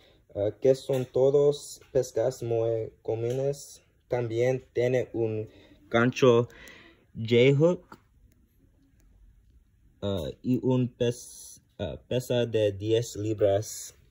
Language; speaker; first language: Spanish; non-native, learner; English